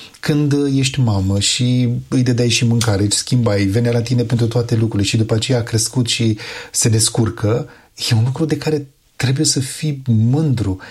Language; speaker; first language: Romanian; native; Romanian